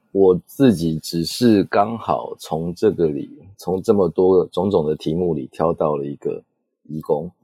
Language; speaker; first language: Chinese; native; Chinese